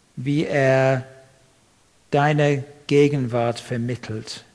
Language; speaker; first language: German; non-native, fluent; English